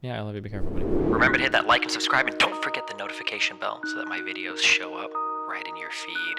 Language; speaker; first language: English; native; English